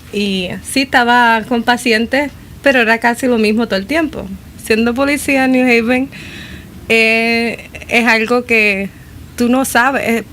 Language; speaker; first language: Spanish; early bilingual, other home language; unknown